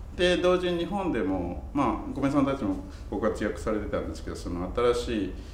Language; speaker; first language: Japanese; native; Japanese